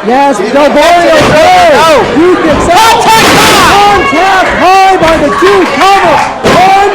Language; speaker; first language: English; native; English